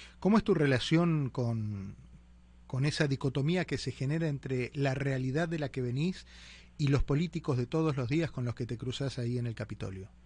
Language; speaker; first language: Spanish; native; Spanish